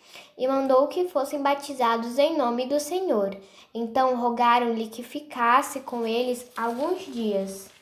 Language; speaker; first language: Portuguese; native; Portuguese